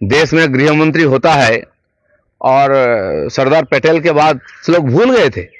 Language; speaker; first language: Hindi; non-native, local second language; Bangla